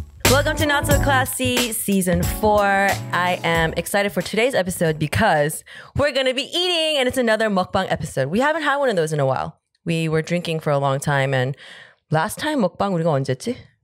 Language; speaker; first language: English; native; English